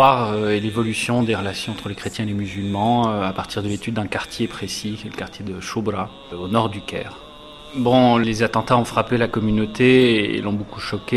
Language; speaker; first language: French; native; French